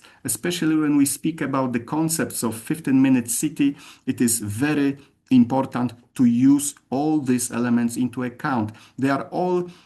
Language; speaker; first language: English; non-native, fluent; Polish